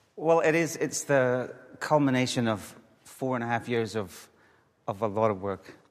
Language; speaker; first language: English; native; English